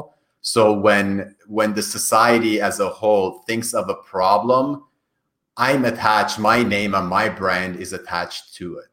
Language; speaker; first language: English; non-native, fluent; Persian